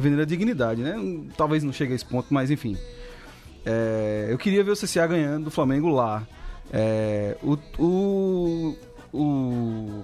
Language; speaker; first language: Portuguese; native; Portuguese